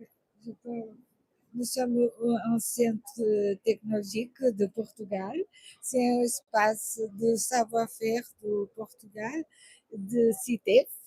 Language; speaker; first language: French; non-native, learner; Portuguese